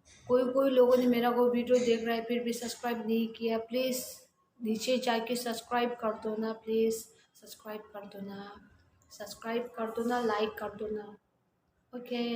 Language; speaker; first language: Hindi; non-native, learner; Tibetan